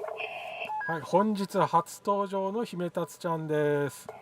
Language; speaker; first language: Japanese; native; Japanese